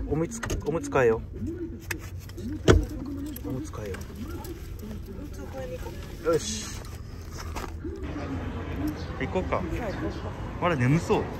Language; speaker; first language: Japanese; native; Japanese